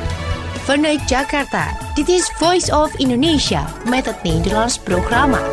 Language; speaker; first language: Dutch; non-native, fluent; Indonesian